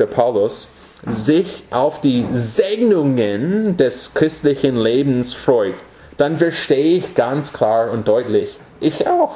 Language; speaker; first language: German; non-native, fluent; English